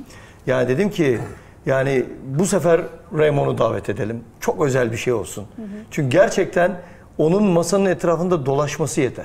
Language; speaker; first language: Turkish; native; Turkish